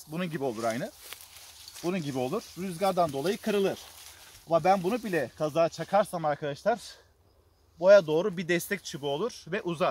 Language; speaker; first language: Turkish; native; Turkish